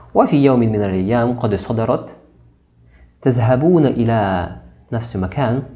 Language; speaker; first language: Arabic; non-native, fluent; Kazakh